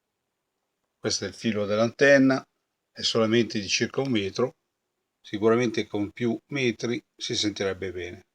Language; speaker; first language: Italian; native; Italian